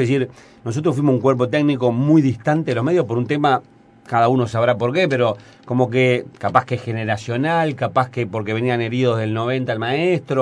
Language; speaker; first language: Spanish; native; Spanish